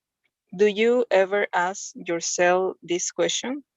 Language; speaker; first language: English; non-native, learner; Spanish